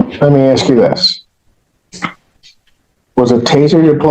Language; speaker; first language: English; native; English